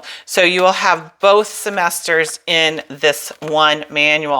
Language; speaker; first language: English; native; English